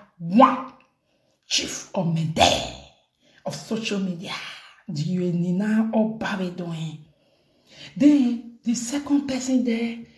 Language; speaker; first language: Nigerian Pidgin; non-native, local second language; Bini